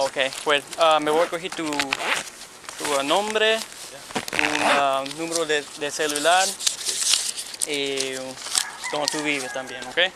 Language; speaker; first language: Spanish; early bilingual, heritage; Spanish